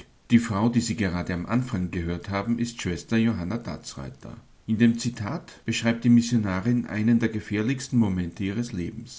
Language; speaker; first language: German; native; German